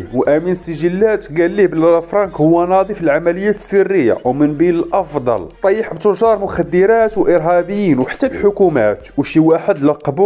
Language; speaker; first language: Arabic; native; Arabic